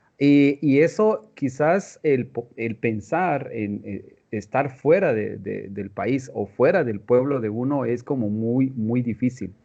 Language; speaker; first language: Spanish; non-native, local second language; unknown